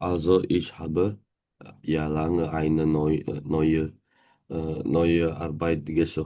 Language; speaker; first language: German; non-native, learner; Indonesian